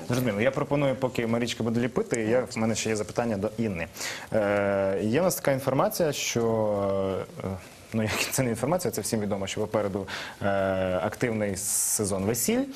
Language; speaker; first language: Ukrainian; native; Ukrainian